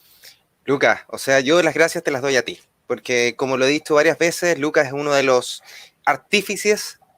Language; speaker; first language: Spanish; native; Spanish